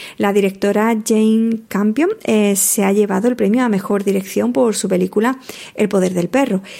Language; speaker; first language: Spanish; native; Spanish